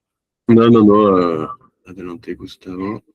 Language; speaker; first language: Spanish; non-native, fluent; French